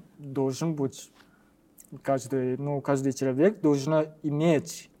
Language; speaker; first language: Russian; non-native, learner; Japanese